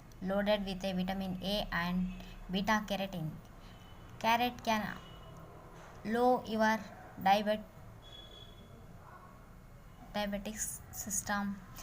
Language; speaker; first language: English; non-native, local second language; Kannada